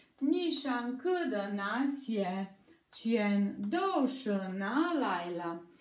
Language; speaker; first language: Chinese; non-native, learner; Bulgarian